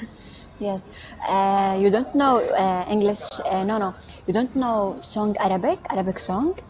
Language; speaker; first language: English; non-native, learner; Arabic